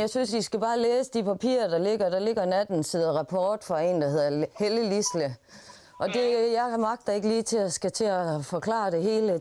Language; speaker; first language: Danish; native; Danish